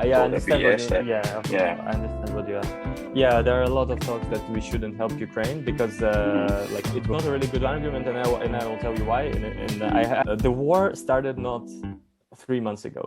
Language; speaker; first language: English; non-native, fluent; Ukrainian